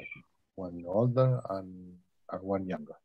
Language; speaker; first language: English; non-native, learner; Spanish